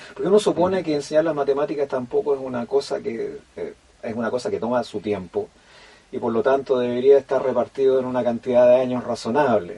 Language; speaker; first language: Spanish; native; Spanish